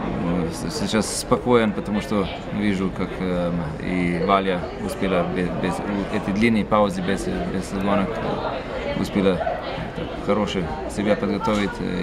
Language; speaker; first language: Russian; non-native, fluent; Slovenian